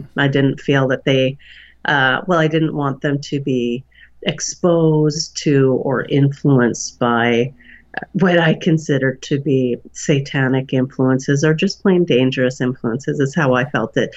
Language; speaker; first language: English; native; English